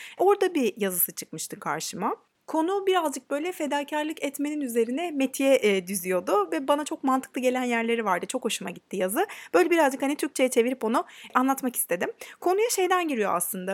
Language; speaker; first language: Turkish; native; Turkish